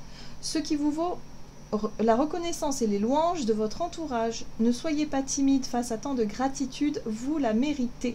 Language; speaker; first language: French; native; French